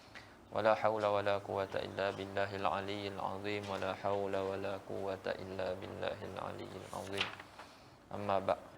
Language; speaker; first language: Arabic; non-native, fluent; Malay